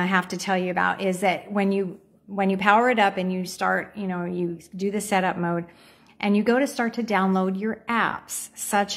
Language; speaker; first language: English; native; English